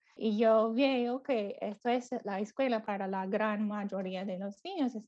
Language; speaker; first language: Spanish; non-native, fluent; English